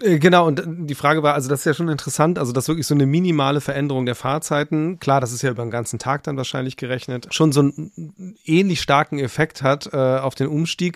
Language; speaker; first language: German; native; German